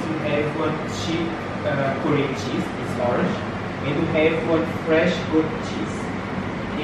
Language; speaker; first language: English; non-native, learner; Portuguese